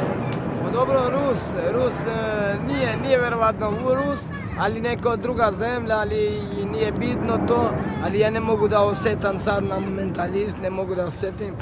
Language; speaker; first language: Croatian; non-native, local second language; Romany